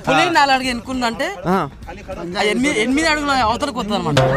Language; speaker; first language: Telugu; native; Telugu